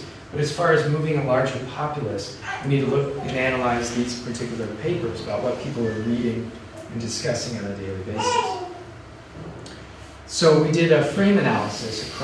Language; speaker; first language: English; native; English